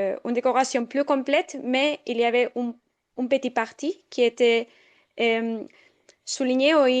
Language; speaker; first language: French; non-native, fluent; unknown